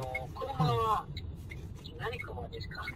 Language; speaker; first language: Japanese; non-native, learner; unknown